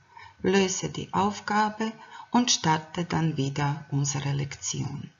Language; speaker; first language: German; non-native, fluent; Croatian